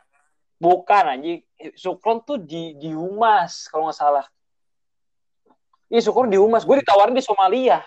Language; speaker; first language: Indonesian; native; Indonesian